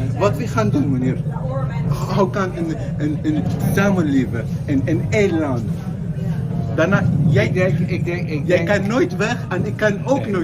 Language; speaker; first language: Dutch; non-native, learner; Arabic